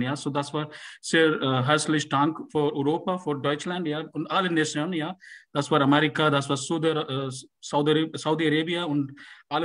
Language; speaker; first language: German; non-native, learner; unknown